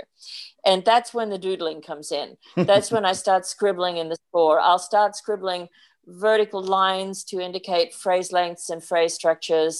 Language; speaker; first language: English; native; English